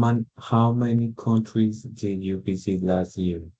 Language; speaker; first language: English; non-native, learner; Spanish